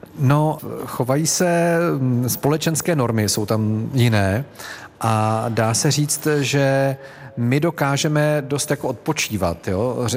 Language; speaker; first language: Czech; native; Czech